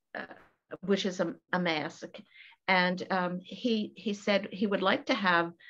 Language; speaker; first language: English; native; English